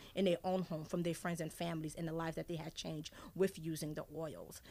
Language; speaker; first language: English; early bilingual, other home language; Haitian Creole